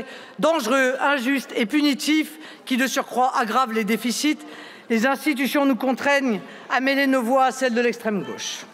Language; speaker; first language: French; native; French